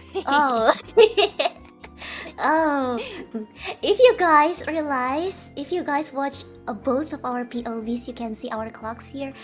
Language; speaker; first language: English; non-native, fluent; Indonesian